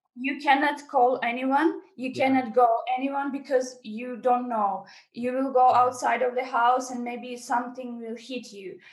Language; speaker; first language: English; non-native, fluent; Ukrainian